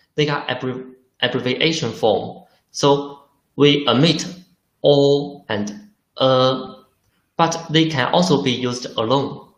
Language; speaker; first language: English; non-native, fluent; Chinese